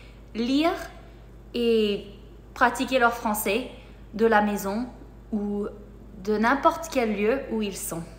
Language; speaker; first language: French; non-native, fluent; English